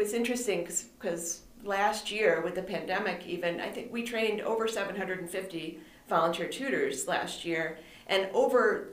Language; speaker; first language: English; native; English